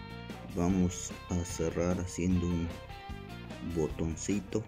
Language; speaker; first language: Spanish; native; Spanish